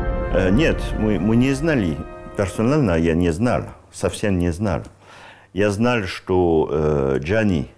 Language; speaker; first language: Russian; non-native, fluent; French